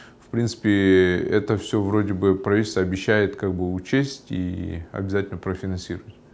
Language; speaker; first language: Russian; non-native, local second language; Kyrgyz